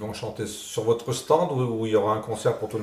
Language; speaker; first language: French; native; French